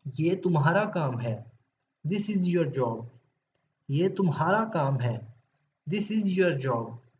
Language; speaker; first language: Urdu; native; Urdu